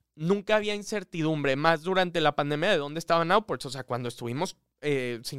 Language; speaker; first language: Spanish; native; Spanish